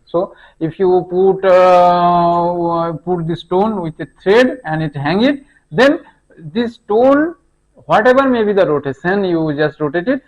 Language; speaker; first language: English; non-native, local second language; Hindi